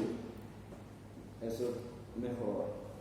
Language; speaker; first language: Spanish; non-native, fluent; German